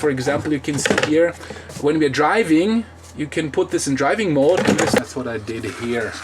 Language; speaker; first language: English; non-native, fluent; German